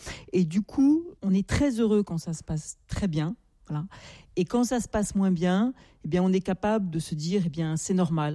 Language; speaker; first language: French; native; French